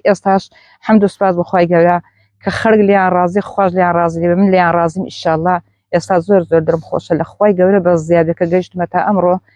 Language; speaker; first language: Central Kurdish; native; Central Kurdish